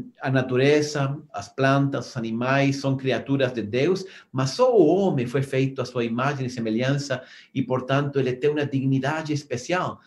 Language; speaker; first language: Portuguese; non-native, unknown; Spanish